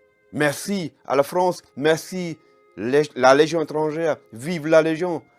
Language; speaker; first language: French; non-native, fluent; German